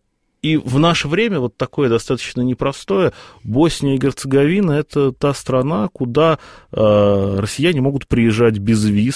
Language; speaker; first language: Russian; native; Russian